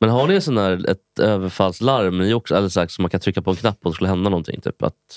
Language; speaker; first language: Swedish; native; Swedish